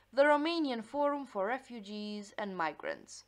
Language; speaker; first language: English; non-native, fluent; Romanian